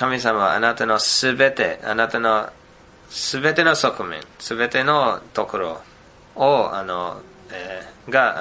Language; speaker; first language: Japanese; non-native, fluent; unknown